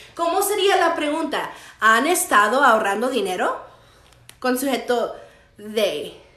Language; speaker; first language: Spanish; early bilingual, heritage; Spanish